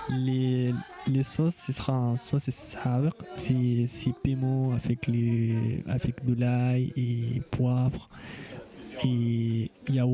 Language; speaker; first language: French; non-native, fluent; Arabic